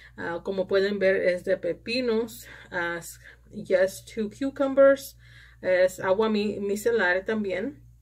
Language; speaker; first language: Spanish; early bilingual, heritage; Spanish